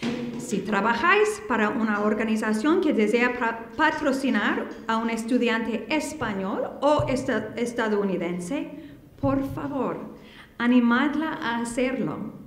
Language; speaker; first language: Spanish; non-native, fluent; English